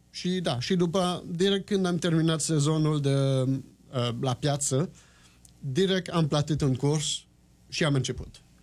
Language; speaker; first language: Romanian; non-native, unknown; French